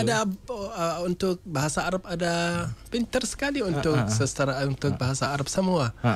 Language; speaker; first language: Indonesian; non-native, learner; Hausa